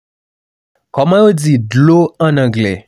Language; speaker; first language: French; non-native, local second language; Haitian Creole